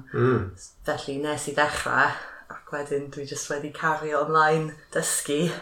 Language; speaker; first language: Welsh; non-native, local second language; English